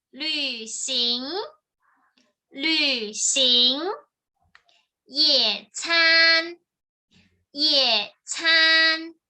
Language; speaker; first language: Chinese; non-native, fluent; Thai